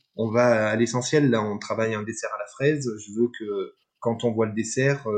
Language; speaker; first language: French; native; French